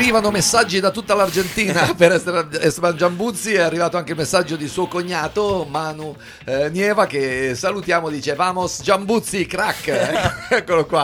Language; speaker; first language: Italian; native; Italian